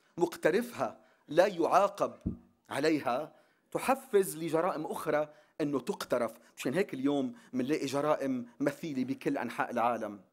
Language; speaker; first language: Arabic; non-native, local second language; Armenian